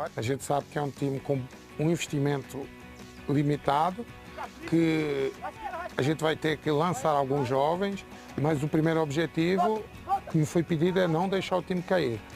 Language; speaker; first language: Portuguese; native; Portuguese